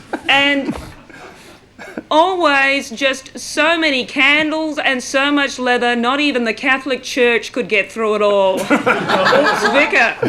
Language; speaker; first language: English; native; English